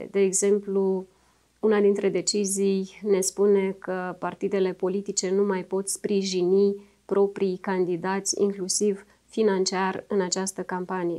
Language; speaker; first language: Romanian; native; Romanian